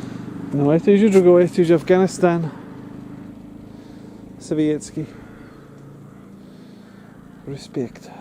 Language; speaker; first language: Russian; non-native, learner; English